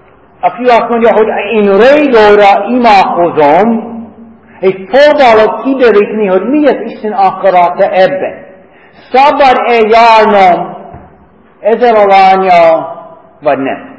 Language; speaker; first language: Hungarian; non-native, fluent; English